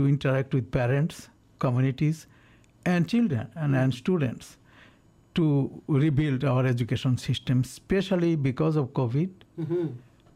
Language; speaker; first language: English; non-native, local second language; Bangla